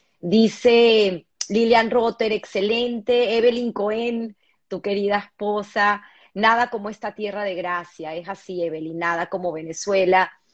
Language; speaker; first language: Spanish; native; Spanish